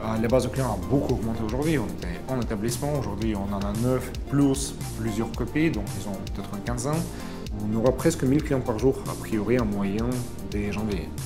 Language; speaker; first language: French; non-native, fluent; Ukrainian